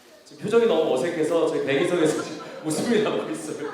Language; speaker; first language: Korean; native; Korean